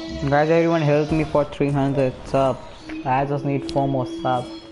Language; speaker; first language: English; non-native, local second language; Hindi